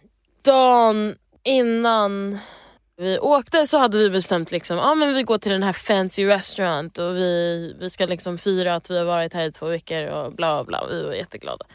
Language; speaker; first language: Swedish; early bilingual, heritage; English